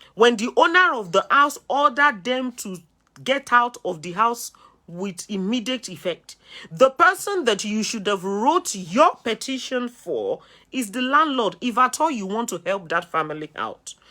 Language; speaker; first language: English; non-native, local second language; Yoruba